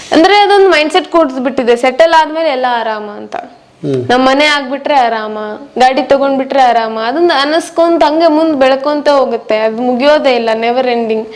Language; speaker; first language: Kannada; non-native, local second language; Marwari